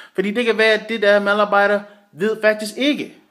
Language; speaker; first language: Danish; non-native, fluent; English